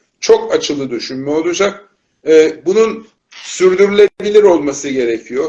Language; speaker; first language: Turkish; native; Turkish